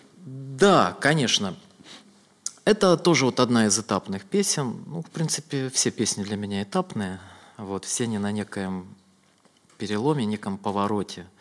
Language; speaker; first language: Russian; native; Russian